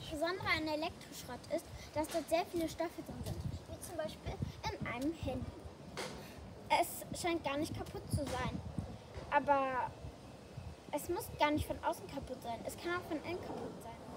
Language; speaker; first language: German; native; German